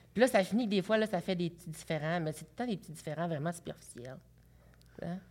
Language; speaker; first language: French; native; French